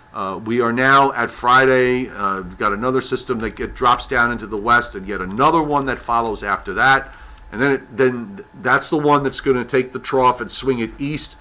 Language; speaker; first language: English; native; English